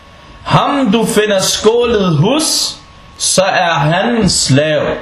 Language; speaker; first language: Danish; non-native, fluent; Arabic